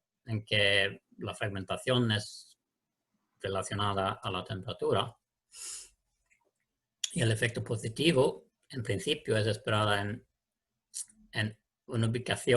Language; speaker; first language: Spanish; non-native, learner; Swedish